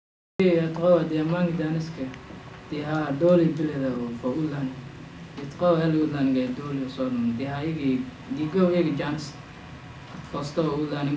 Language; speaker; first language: Danish; non-native, learner; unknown